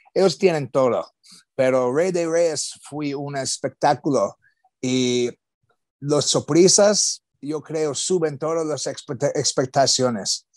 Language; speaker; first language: Spanish; non-native, learner; English